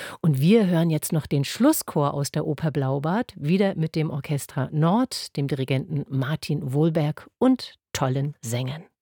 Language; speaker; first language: German; native; German